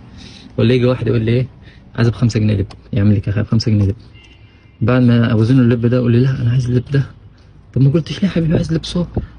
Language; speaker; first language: Arabic; native; Arabic